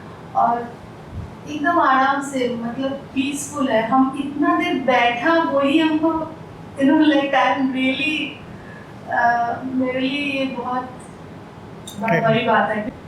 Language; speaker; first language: Hindi; non-native, local second language; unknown